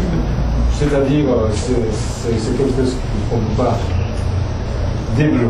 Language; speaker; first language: French; non-native, fluent; Japanese